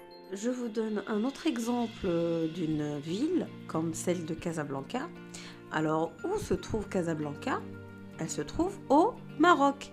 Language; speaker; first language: French; non-native, local second language; Arabic